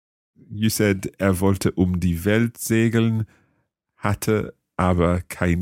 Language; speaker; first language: German; non-native, learner; English